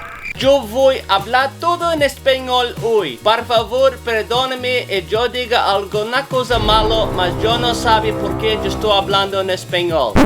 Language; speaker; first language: Spanish; non-native, learner; English